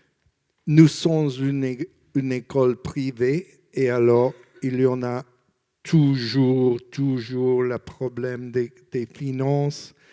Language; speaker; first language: French; non-native, learner; English